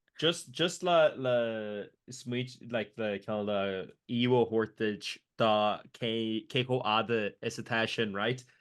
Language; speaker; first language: Irish; native; Irish